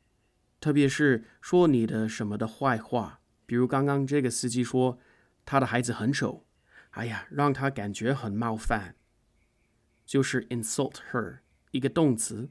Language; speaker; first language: Chinese; non-native, fluent; English